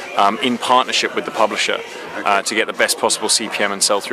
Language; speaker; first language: English; native; English